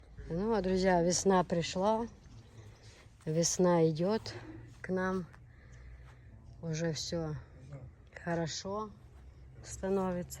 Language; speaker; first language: Russian; non-native, local second language; Chechen